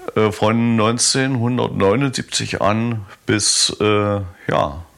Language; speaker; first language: German; native; German